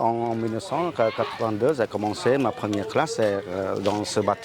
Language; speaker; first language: French; non-native, fluent; Khmer